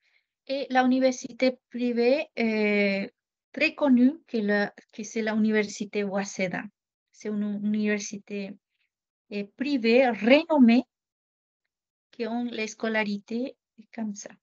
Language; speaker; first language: French; non-native, fluent; Japanese